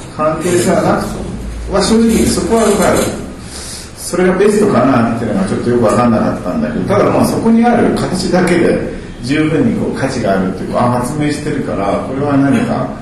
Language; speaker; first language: Japanese; native; Japanese